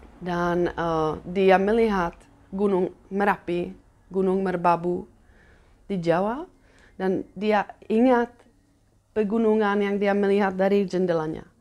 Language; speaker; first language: Indonesian; non-native, fluent; Czech